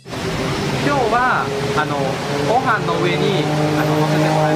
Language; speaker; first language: Japanese; non-native, learner; Thai